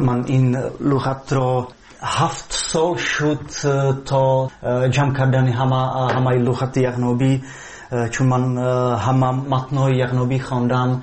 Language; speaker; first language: Persian; non-native, fluent; Czech